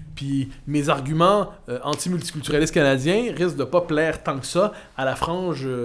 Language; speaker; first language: French; native; French